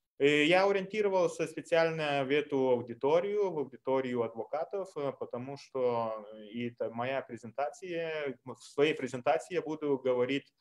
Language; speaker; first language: Russian; non-native, fluent; Lithuanian